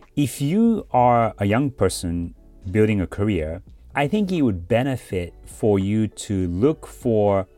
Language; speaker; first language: English; early bilingual, other home language; Japanese